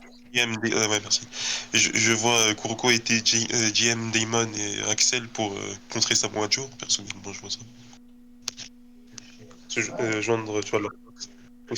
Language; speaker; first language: French; native; French